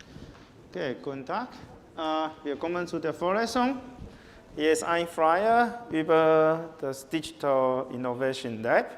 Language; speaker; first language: German; non-native, learner; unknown